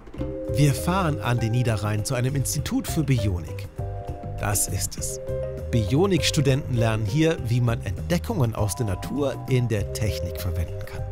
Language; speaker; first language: German; native; German